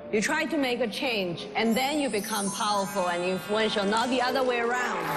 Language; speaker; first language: English; non-native, fluent; Chinese